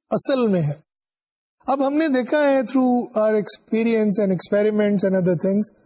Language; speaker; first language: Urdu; non-native, local second language; Punjabi